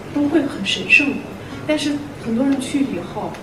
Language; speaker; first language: Chinese; non-native, local second language; Mongolian